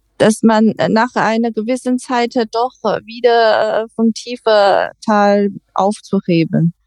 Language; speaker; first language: German; non-native, learner; Chinese